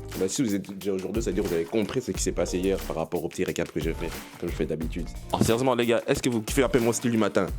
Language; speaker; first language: French; native; French